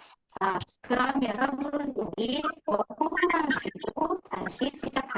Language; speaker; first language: Korean; non-native, fluent; Indonesian